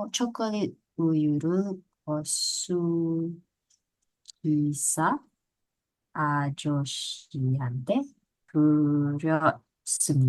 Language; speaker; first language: Korean; non-native, learner; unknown